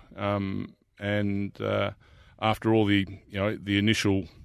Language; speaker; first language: English; native; English